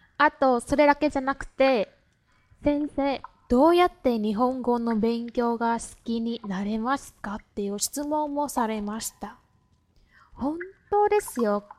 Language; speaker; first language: Japanese; non-native, fluent; Vietnamese